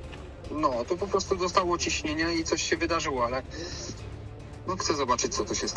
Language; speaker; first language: Polish; native; Polish